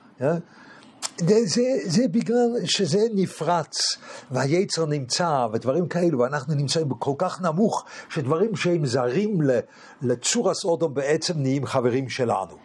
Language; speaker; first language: Hebrew; non-native, fluent; English